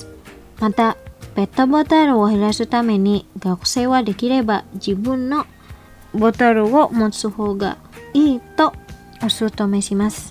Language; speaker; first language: Japanese; non-native, fluent; Indonesian